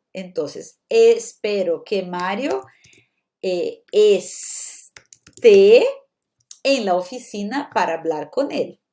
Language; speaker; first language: Spanish; non-native, fluent; Portuguese